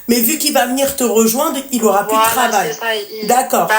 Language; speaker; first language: French; native; French